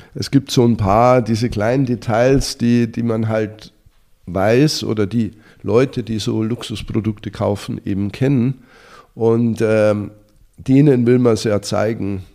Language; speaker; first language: German; native; German